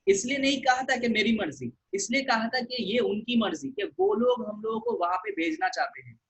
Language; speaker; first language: Hindi; non-native, local second language; Bangla